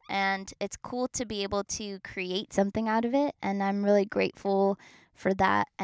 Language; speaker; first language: English; native; English